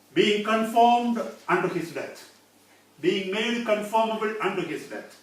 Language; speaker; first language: English; non-native, local second language; Malayalam